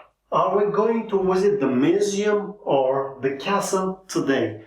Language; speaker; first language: English; non-native, fluent; Turkish